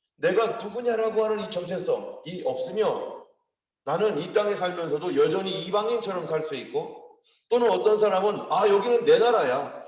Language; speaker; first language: Korean; native; Korean